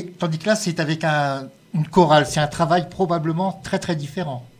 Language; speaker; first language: French; native; French